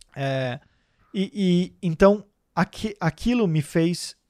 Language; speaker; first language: Portuguese; early bilingual, heritage; Danish